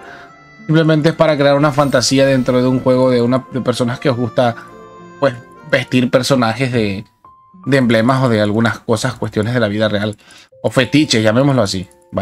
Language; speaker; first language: Spanish; native; Spanish